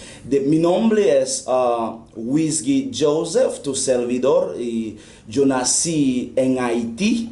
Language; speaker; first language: Spanish; non-native, fluent; Haitian Creole